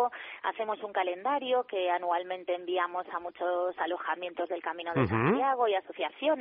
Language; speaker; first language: Spanish; native; Spanish